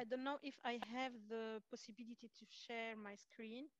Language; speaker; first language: English; non-native, fluent; Arabic